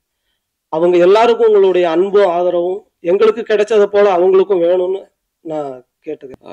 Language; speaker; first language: Tamil; native; Tamil